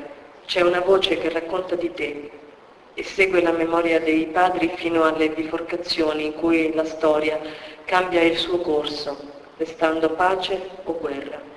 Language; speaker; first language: Italian; native; Italian